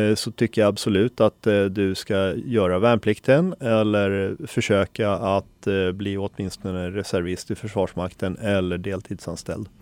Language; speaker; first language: Swedish; early bilingual, other home language; Finnish